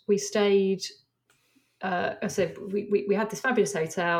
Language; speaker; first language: English; native; English